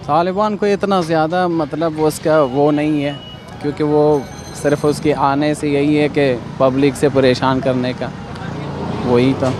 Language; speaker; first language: Hindi; non-native, learner; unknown